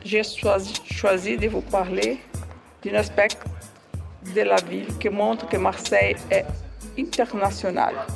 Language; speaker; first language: French; non-native, learner; Portuguese